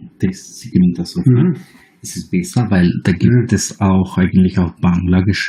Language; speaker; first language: German; non-native, fluent; Bangla